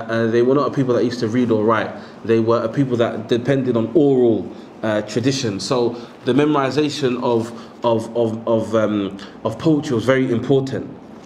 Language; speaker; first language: English; native; English